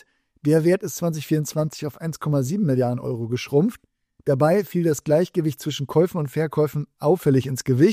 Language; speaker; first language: German; native; German